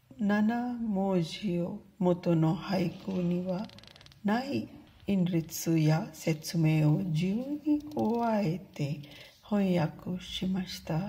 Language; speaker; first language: Japanese; non-native, fluent; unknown